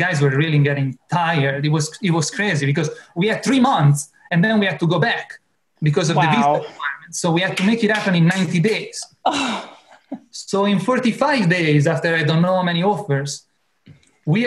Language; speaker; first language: English; non-native, fluent; Italian